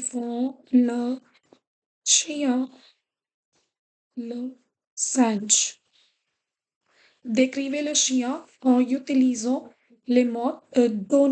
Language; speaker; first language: French; non-native, fluent; Hindi